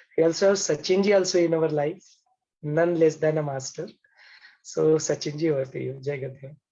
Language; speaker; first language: English; non-native, local second language; Hindi